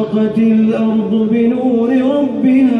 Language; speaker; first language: Arabic; native; Arabic